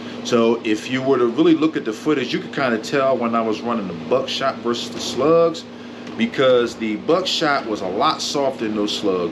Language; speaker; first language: English; native; English